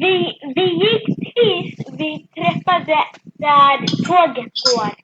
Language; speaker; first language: Swedish; early bilingual, other home language; French